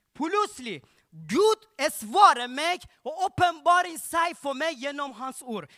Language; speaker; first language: Norwegian; non-native, learner; Persian